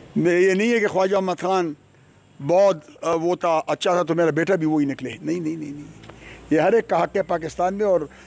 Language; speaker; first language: Urdu; non-native, local second language; Pashto